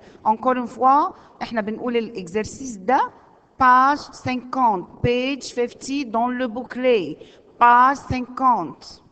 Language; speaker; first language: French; non-native, learner; Arabic